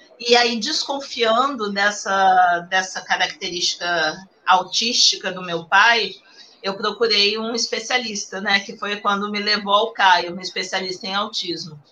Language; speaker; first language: Portuguese; native; Portuguese